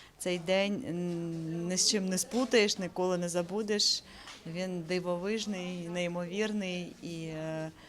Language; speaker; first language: Ukrainian; non-native, local second language; Crimean Tatar